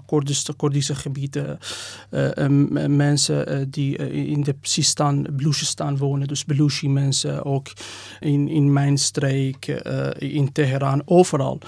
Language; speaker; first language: Dutch; non-native, fluent; Persian